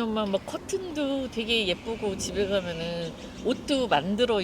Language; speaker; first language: Korean; native; Korean